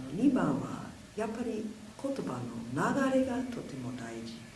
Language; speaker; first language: Japanese; non-native, fluent; English